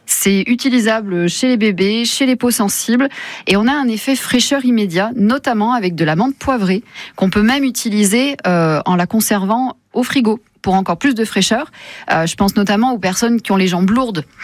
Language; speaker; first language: French; native; French